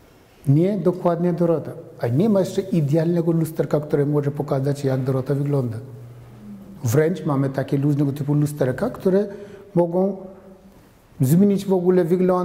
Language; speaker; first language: Polish; non-native, fluent; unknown